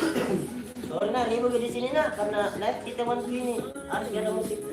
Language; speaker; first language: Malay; non-native, local second language; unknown